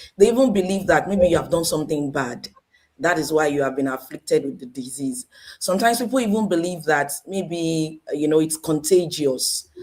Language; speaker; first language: English; non-native, local second language; Yoruba